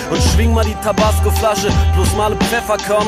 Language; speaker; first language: German; early bilingual, other home language; Vietnamese